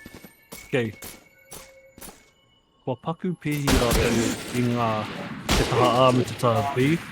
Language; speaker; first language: Māori; non-native, local second language; English